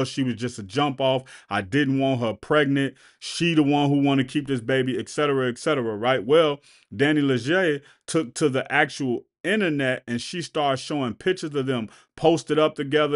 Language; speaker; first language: English; native; English